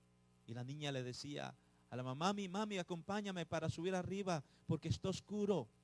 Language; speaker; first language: Spanish; native; Spanish